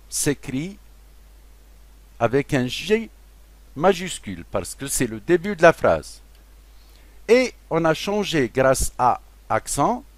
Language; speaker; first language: French; non-native, local second language; Arabic